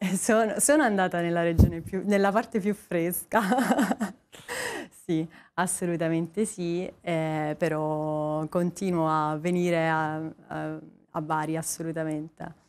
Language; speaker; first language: Italian; native; Italian